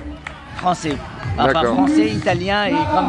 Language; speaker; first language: French; non-native, fluent; Nepali